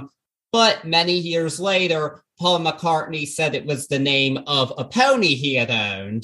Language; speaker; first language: English; native; English